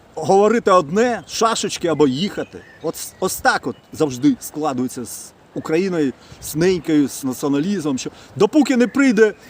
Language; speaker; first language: Ukrainian; non-native, local second language; Russian